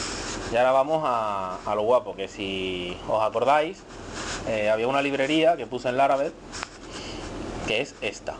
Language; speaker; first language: Spanish; native; Spanish